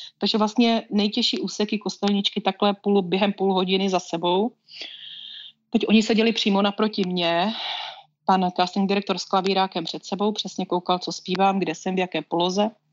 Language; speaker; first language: Czech; native; Czech